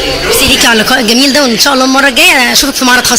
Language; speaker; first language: Arabic; native; Arabic